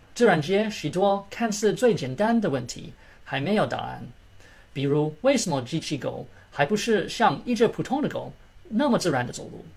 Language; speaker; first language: Chinese; early bilingual, heritage; Chinese